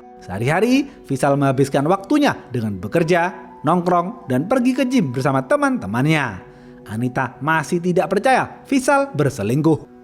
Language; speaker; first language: Indonesian; native; Indonesian